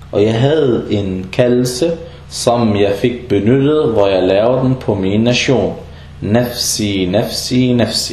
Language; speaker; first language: Danish; non-native, fluent; Arabic